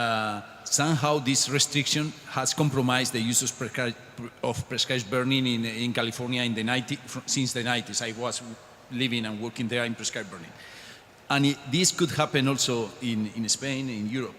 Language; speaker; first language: English; non-native, fluent; Spanish